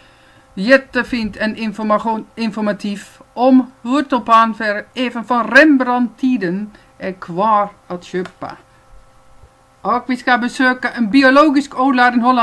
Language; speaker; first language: Swedish; non-native, fluent; Dutch